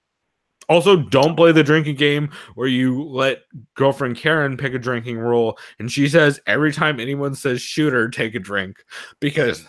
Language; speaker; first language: English; native; English